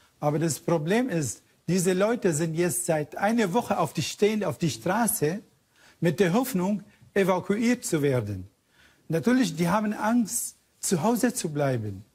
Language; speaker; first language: German; non-native, fluent; Arabic